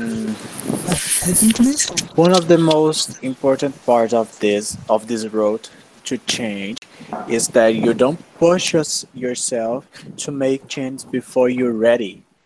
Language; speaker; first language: English; non-native, learner; Portuguese